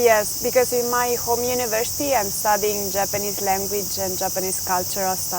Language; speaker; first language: English; non-native, fluent; Italian